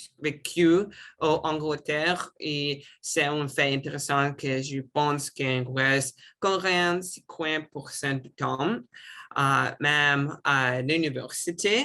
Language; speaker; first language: French; non-native, learner; Russian